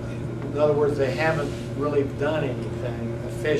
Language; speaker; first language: English; native; English